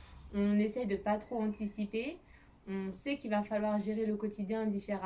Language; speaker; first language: French; native; French